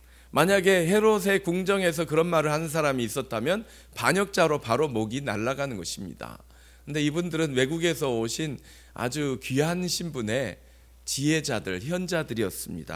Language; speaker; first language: Korean; native; Korean